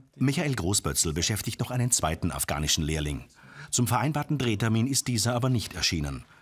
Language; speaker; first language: German; native; German